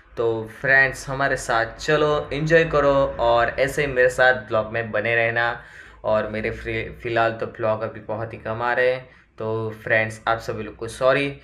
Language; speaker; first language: Hindi; non-native, local second language; Gujarati